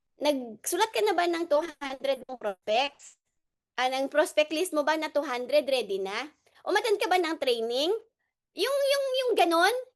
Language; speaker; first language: Filipino; non-native, local second language; Hiligaynon